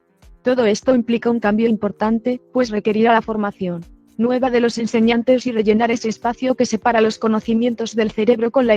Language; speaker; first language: Spanish; native; Spanish